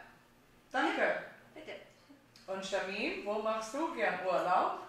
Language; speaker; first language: German; non-native, fluent; Italian